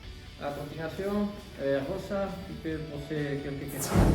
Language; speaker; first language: French; non-native, learner; Spanish